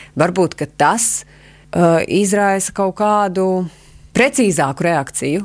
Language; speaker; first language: Latvian; native; Latvian